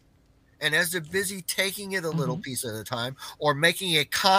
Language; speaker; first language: English; native; English